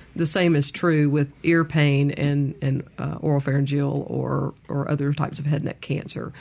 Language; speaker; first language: English; native; English